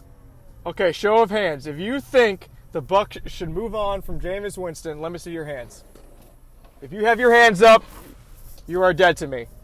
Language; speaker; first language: English; native; English